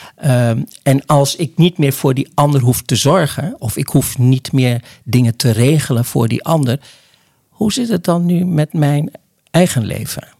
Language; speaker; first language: Dutch; early bilingual, other home language; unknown